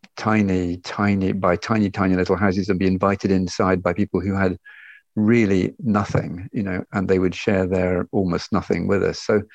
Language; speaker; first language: English; native; English